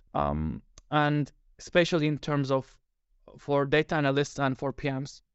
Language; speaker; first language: English; non-native, fluent; Turkish